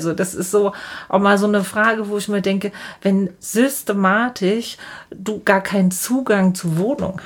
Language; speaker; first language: German; native; German